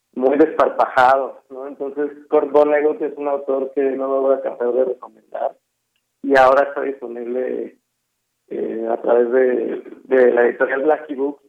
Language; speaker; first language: Spanish; native; Spanish